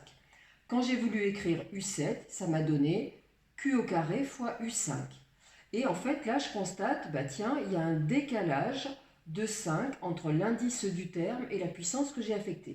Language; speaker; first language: French; native; French